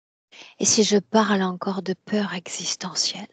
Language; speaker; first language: French; native; French